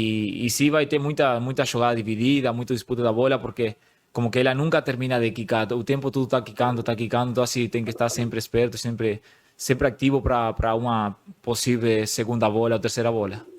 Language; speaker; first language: Portuguese; non-native, fluent; Spanish